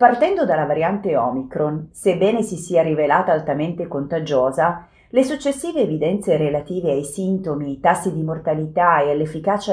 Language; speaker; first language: Italian; native; Italian